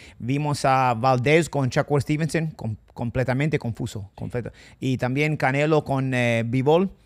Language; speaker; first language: Spanish; non-native, fluent; English